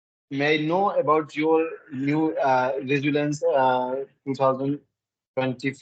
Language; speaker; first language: English; non-native, learner; Hindi